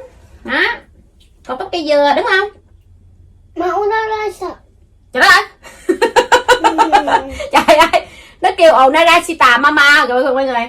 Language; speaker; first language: Vietnamese; native; Vietnamese